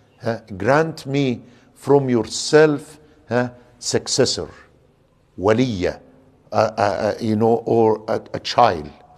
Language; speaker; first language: English; non-native, fluent; Arabic